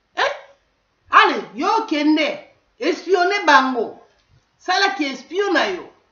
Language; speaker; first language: Lingala; non-native, local second language; Kongo